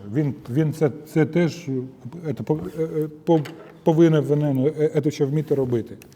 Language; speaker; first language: Ukrainian; non-native, local second language; Russian